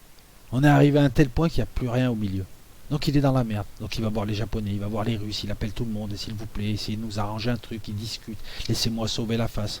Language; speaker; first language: French; native; French